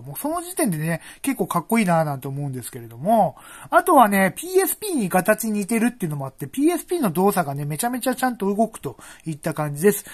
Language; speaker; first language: Japanese; native; Japanese